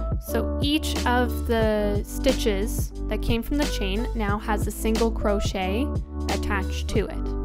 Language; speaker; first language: English; native; English